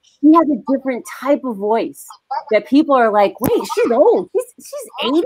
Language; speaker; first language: English; native; English